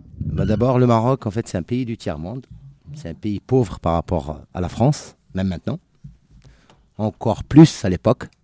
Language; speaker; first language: French; non-native, local second language; Arabic